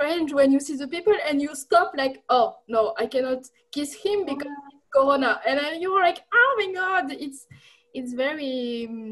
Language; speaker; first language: English; non-native, learner; French